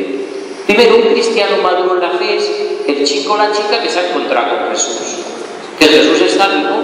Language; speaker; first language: Spanish; native; Spanish